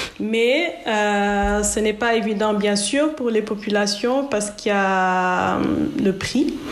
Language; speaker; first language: French; non-native, local second language; Wolof